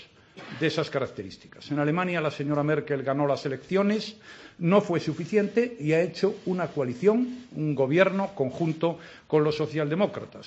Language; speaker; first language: Spanish; native; Spanish